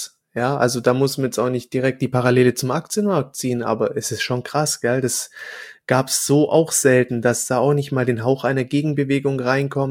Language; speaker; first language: German; native; German